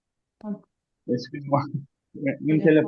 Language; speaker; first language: French; non-native, learner; Azerbaijani